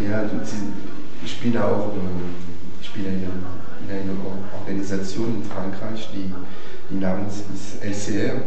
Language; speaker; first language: German; non-native, fluent; French